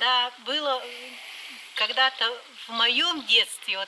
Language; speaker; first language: Russian; native; Russian